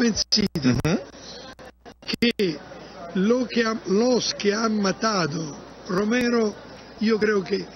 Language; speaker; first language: Spanish; non-native, fluent; Italian